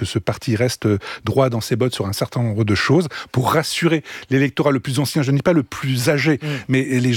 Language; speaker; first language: French; native; French